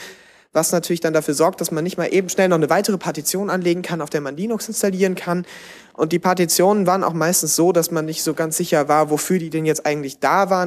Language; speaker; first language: German; native; German